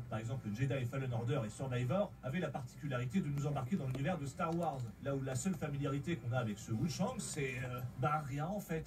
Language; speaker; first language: French; native; French